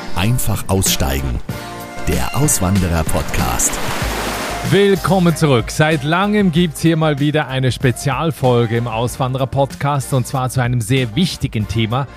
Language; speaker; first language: German; native; German